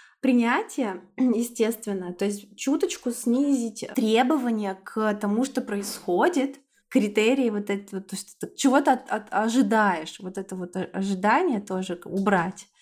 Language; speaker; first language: Russian; native; Russian